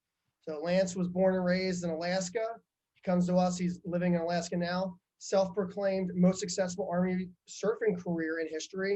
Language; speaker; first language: English; native; English